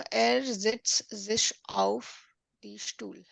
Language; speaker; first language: German; non-native, learner; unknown